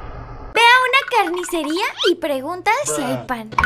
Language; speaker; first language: Spanish; native; Spanish